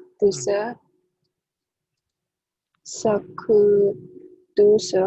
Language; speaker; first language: French; non-native, learner; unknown